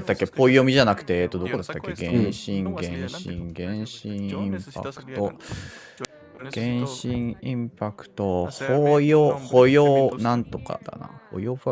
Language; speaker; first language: Japanese; native; Japanese